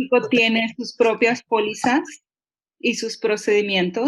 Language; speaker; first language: Spanish; early bilingual, heritage; Spanish